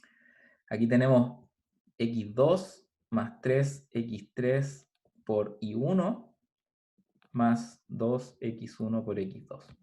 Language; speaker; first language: Spanish; native; Spanish